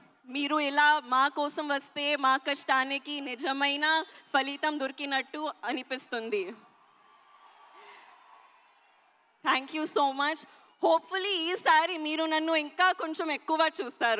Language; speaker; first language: Telugu; non-native, learner; Hindi